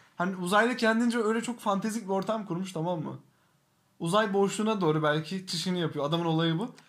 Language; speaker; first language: Turkish; native; Turkish